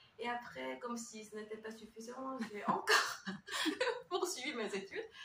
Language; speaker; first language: French; non-native, fluent; Korean